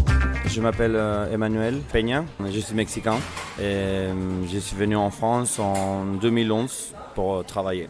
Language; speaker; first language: French; non-native, fluent; Spanish